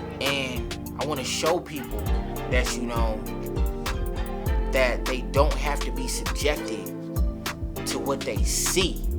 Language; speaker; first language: English; early bilingual, other home language; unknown